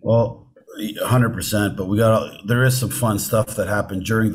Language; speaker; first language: English; native; English